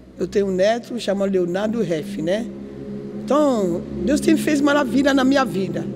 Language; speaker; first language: Portuguese; non-native, learner; Yoruba